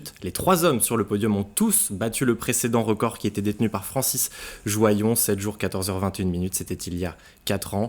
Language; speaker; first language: French; native; French